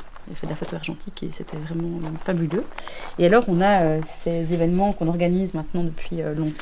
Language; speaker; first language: French; native; French